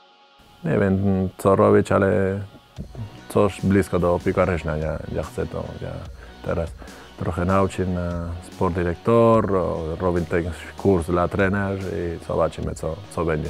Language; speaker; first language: Polish; non-native, learner; Spanish